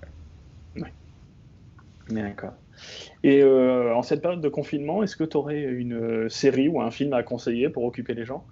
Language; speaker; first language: French; native; French